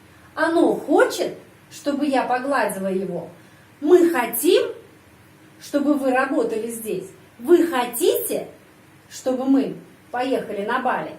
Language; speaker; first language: Russian; non-native, fluent; Indonesian